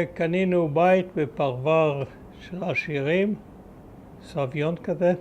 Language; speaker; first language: Hebrew; early bilingual, other home language; German